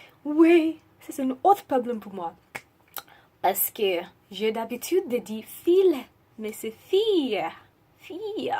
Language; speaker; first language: French; non-native, learner; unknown